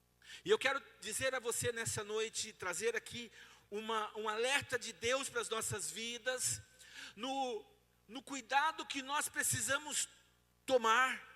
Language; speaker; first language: Portuguese; native; Portuguese